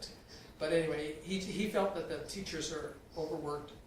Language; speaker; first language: English; native; English